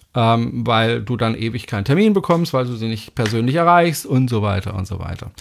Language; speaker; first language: German; non-native, fluent; French